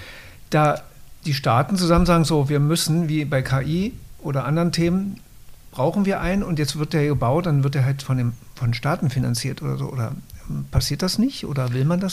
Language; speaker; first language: German; native; German